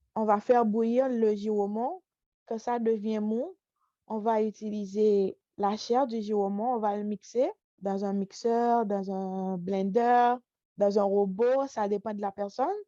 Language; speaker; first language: French; non-native, local second language; Haitian Creole